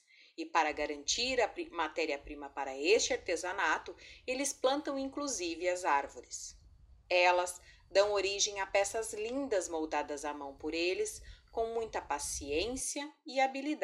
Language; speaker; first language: Portuguese; native; Portuguese